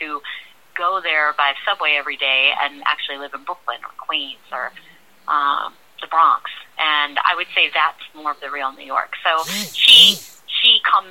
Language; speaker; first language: English; native; English